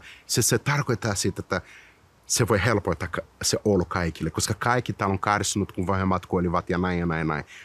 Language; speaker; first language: Finnish; non-native, fluent; Portuguese